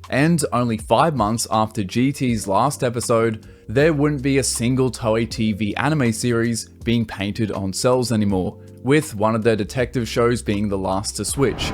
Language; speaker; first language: English; native; English